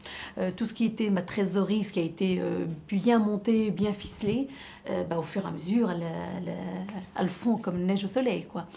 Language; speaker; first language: French; native; French